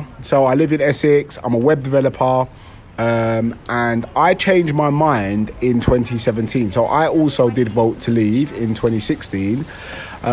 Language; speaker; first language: English; native; English